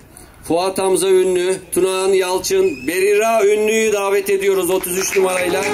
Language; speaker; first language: Turkish; native; Turkish